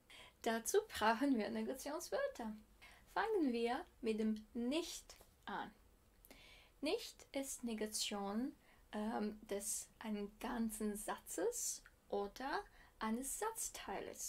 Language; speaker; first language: German; non-native, fluent; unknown